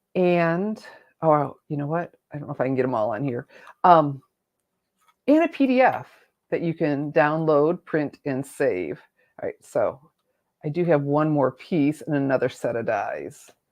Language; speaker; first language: English; native; English